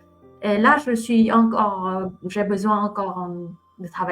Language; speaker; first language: French; non-native, fluent; Vietnamese